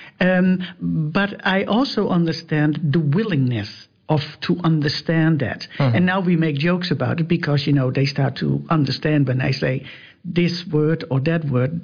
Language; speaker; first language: English; non-native, fluent; Dutch